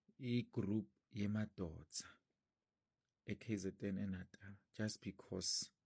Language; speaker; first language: Zulu; non-native, local second language; Swati